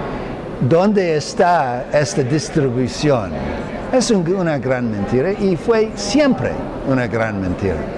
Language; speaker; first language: Spanish; non-native, fluent; English